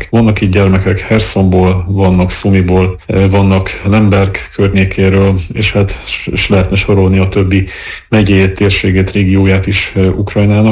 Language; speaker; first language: Hungarian; native; Hungarian